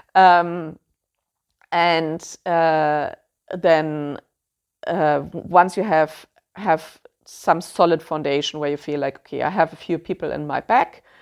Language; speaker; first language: English; non-native, fluent; German